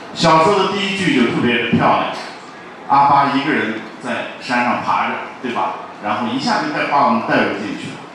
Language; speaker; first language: Chinese; native; Chinese